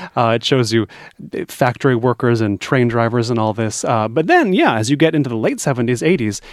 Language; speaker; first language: English; native; English